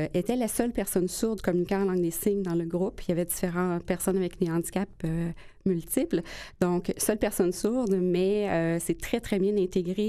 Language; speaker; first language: French; native; French